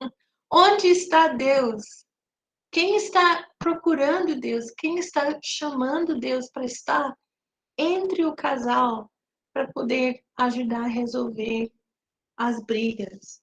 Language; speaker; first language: Portuguese; non-native, fluent; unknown